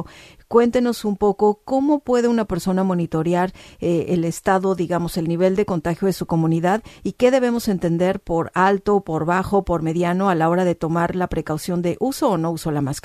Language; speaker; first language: Spanish; native; Spanish